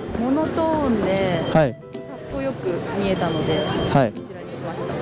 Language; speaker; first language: Japanese; native; Japanese